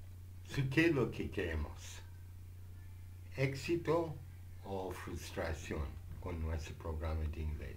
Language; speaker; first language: Spanish; non-native, fluent; English